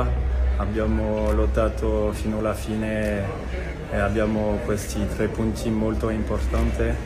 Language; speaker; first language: Italian; non-native, fluent; French